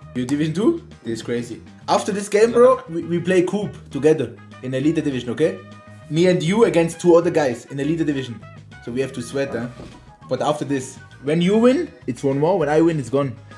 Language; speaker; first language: English; non-native, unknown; German